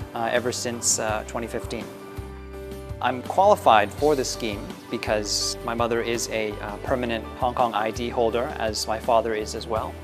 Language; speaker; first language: English; native; English